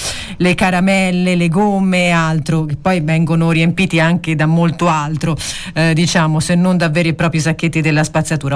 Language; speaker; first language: Italian; native; Italian